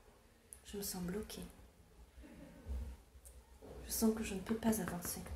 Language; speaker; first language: French; non-native, fluent; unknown